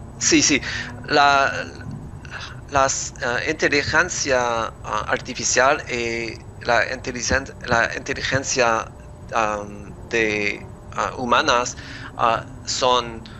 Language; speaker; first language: Spanish; non-native, learner; English